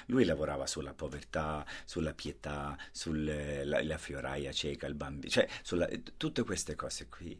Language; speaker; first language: Italian; non-native, fluent; Danish